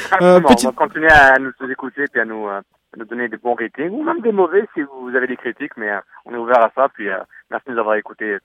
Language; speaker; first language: French; native; French